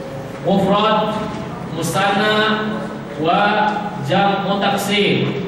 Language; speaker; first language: Arabic; non-native, fluent; Indonesian